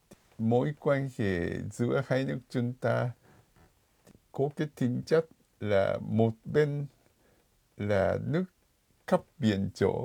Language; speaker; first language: Vietnamese; non-native, fluent; Japanese